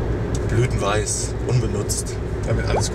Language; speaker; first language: German; native; German